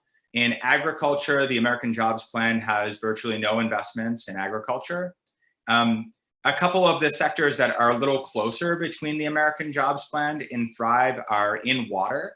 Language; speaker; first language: English; native; English